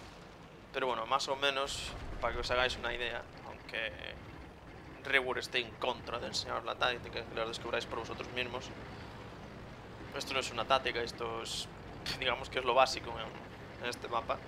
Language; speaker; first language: Spanish; native; Spanish